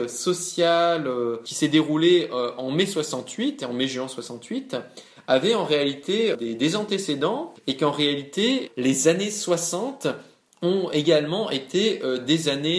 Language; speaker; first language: French; native; French